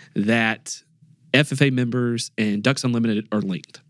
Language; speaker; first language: English; native; English